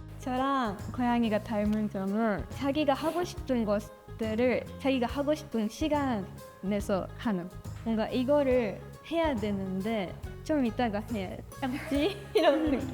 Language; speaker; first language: Korean; non-native, learner; Japanese